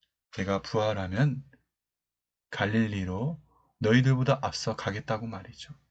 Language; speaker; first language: Korean; native; Korean